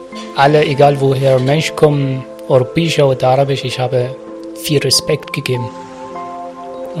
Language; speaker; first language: German; non-native, learner; Arabic